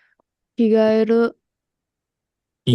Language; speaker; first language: Japanese; non-native, learner; Indonesian